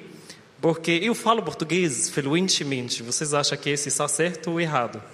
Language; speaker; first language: Portuguese; non-native, learner; Arabic